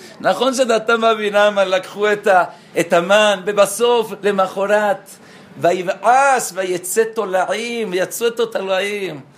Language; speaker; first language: Hebrew; non-native, fluent; Spanish